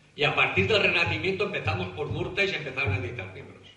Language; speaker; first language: Spanish; non-native, local second language; Catalan